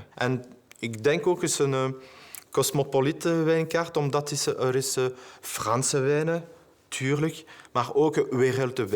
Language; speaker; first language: Dutch; non-native, learner; French